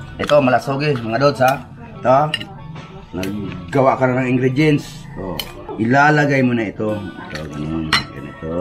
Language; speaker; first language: Filipino; non-native, local second language; Cebuano